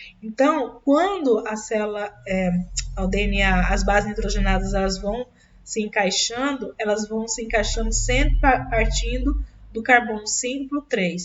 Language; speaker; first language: Portuguese; native; Portuguese